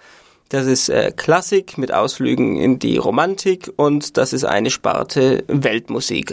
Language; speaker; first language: German; native; German